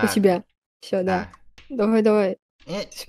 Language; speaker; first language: Russian; native; Russian